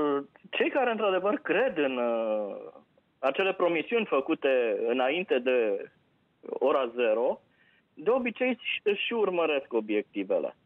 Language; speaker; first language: Romanian; native; Romanian